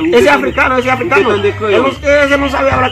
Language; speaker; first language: Spanish; non-native, fluent; Haitian Creole